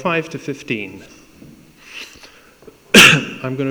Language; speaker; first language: English; native; English